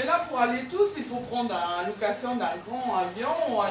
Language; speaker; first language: French; non-native, fluent; Portuguese